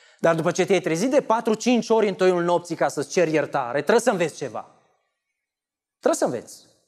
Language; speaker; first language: Romanian; native; Romanian